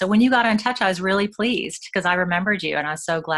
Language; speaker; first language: English; native; English